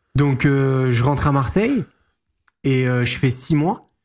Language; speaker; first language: French; native; French